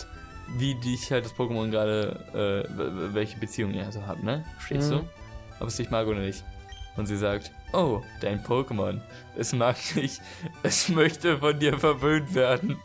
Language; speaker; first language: German; native; German